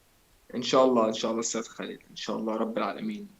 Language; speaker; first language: Arabic; native; Arabic